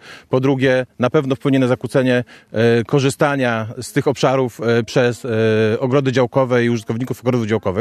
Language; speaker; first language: Polish; native; Polish